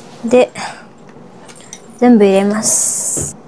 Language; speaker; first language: Japanese; early bilingual, other home language; Filipino